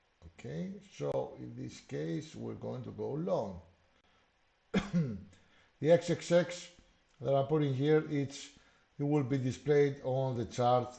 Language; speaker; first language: English; non-native, fluent; Greek